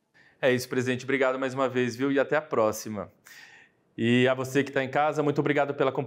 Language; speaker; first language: Portuguese; native; Portuguese